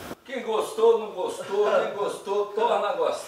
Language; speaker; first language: Portuguese; native; Portuguese